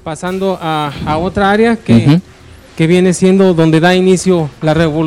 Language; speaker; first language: Spanish; native; Spanish